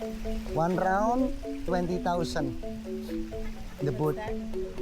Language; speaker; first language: English; non-native, learner; Indonesian